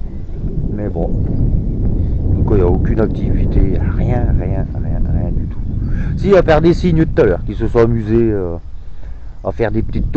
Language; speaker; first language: French; native; French